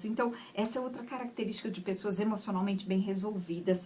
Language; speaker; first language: Portuguese; native; Portuguese